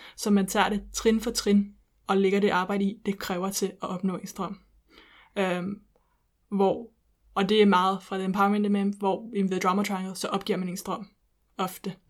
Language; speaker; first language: Danish; early bilingual, heritage; Danish